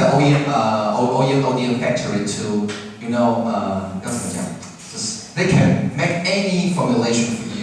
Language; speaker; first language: English; non-native, fluent; Chinese